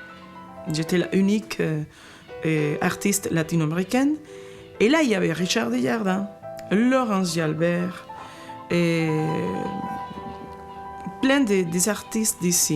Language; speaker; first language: French; non-native, fluent; Spanish